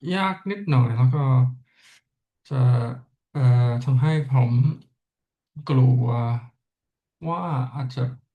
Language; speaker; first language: Thai; non-native, learner; English